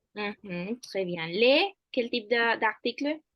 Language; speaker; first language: French; non-native, fluent; Spanish